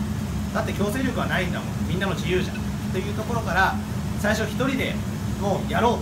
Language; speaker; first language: Japanese; native; Japanese